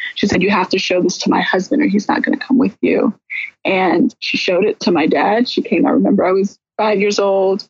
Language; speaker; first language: English; native; English